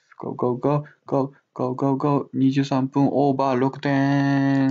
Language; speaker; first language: English; non-native, learner; Japanese